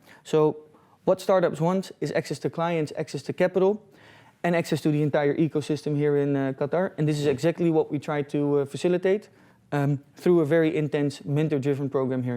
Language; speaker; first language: English; non-native, fluent; Dutch